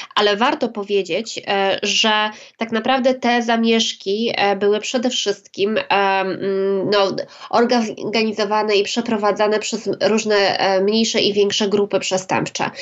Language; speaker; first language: Polish; native; Polish